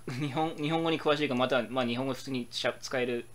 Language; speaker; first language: Japanese; non-native, learner; English